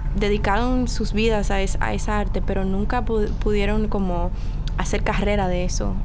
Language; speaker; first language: Spanish; early bilingual, heritage; Spanish